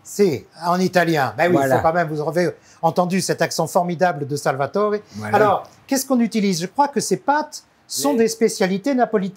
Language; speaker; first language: French; native; French